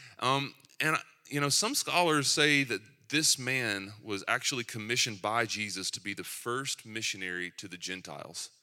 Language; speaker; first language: English; native; English